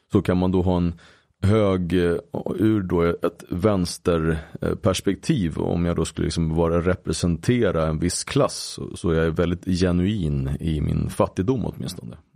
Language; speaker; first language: Swedish; native; Swedish